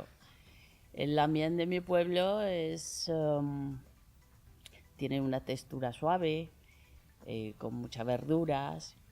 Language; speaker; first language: Spanish; non-native, learner; Chinese